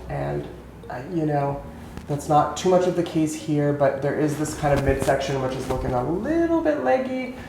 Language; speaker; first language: English; native; English